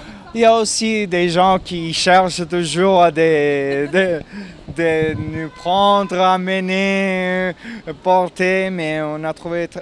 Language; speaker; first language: French; non-native, fluent; Italian